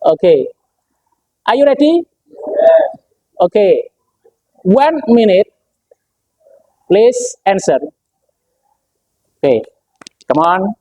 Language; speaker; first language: English; non-native, fluent; Indonesian